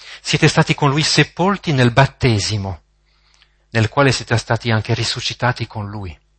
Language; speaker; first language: Italian; non-native, fluent; French